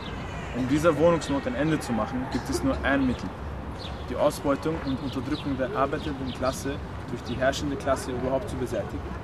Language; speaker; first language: German; native; German